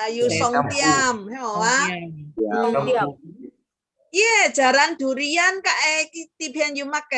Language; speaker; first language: Chinese; early bilingual, heritage; Chinese